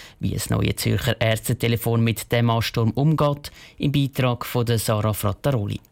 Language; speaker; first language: German; native; German